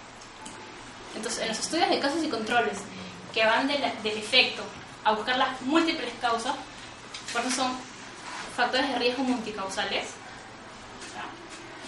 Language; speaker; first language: Spanish; native; Spanish